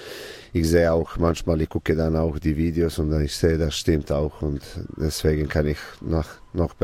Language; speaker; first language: German; non-native, fluent; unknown